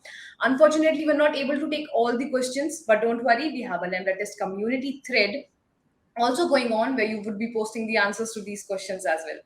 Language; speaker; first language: English; non-native, local second language; Hindi